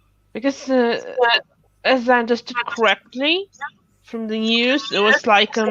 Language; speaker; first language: English; non-native, fluent; Russian